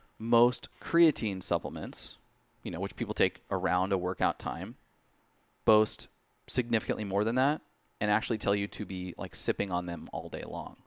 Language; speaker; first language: English; native; English